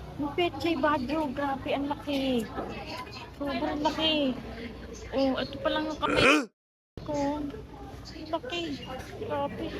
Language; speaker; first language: Filipino; native; Filipino